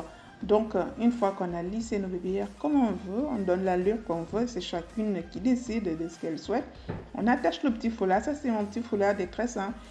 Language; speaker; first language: French; native; French